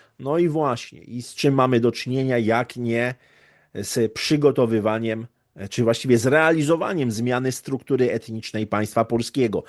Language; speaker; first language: Polish; native; Polish